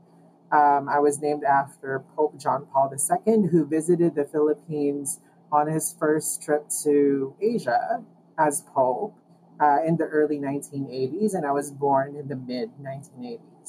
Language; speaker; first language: English; non-native, local second language; Filipino